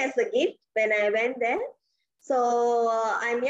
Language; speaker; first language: English; non-native, local second language; Tamil